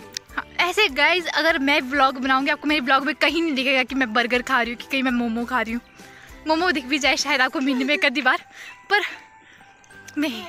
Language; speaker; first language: Hindi; native; Hindi